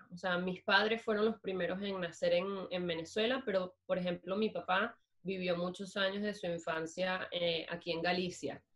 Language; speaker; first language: Spanish; native; Spanish